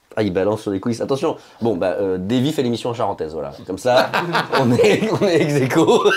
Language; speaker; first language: French; native; French